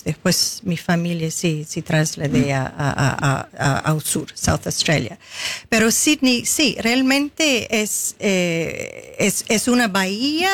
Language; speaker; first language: Spanish; non-native, fluent; English